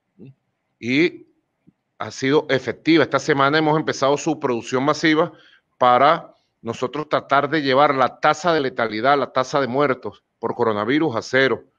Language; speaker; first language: Spanish; native; Spanish